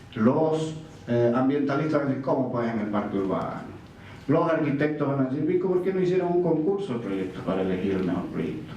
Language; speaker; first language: Spanish; native; Spanish